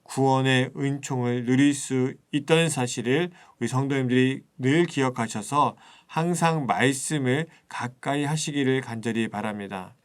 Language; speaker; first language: Korean; native; Korean